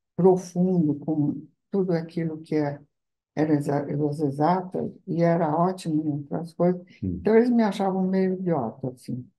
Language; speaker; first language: Portuguese; non-native, fluent; Italian